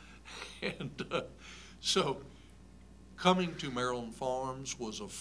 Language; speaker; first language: English; native; English